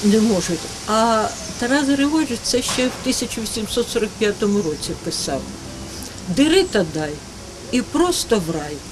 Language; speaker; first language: Ukrainian; native; Ukrainian